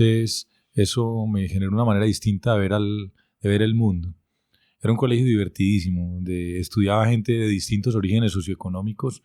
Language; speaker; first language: Spanish; native; Spanish